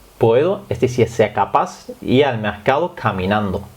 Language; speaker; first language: Spanish; non-native, fluent; German